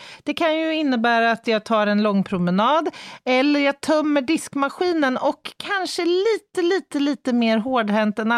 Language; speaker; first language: Swedish; native; Swedish